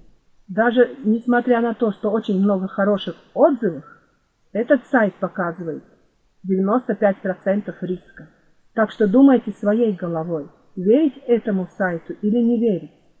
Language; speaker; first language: Russian; non-native, fluent; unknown